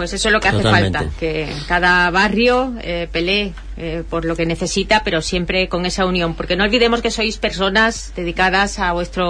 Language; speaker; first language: Spanish; native; Spanish